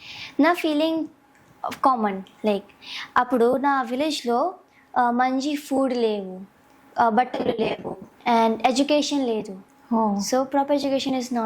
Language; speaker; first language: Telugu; non-native, local second language; Hindi